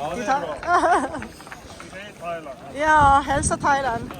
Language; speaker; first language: Swedish; non-native, learner; Thai